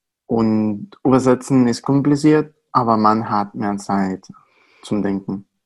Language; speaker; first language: German; non-native, fluent; Spanish